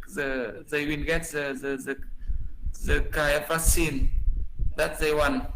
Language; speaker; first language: English; non-native, learner; Vietnamese